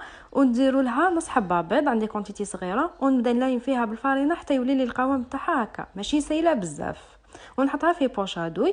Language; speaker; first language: Arabic; native; Arabic